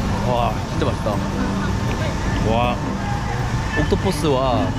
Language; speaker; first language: Japanese; non-native, learner; Korean